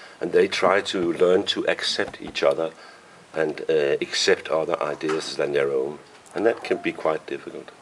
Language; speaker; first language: English; non-native, fluent; Danish